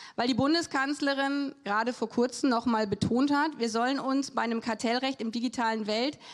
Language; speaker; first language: German; native; German